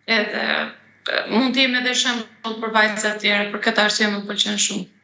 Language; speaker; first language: Albanian; early bilingual, heritage; Turkish